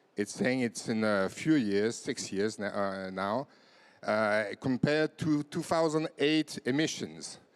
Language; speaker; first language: English; non-native, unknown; French